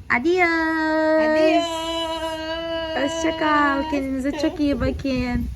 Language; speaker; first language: Turkish; non-native, fluent; Portuguese